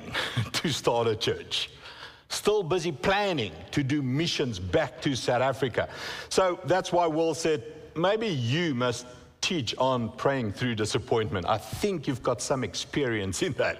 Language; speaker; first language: English; non-native, local second language; Afrikaans